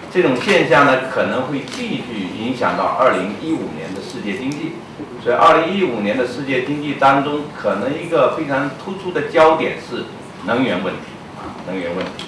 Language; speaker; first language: Chinese; native; Chinese